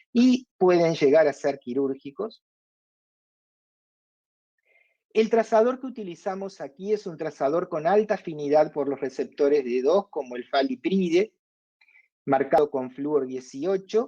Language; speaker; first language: Spanish; native; Spanish